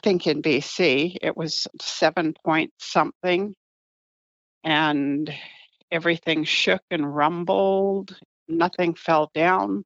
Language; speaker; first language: English; native; English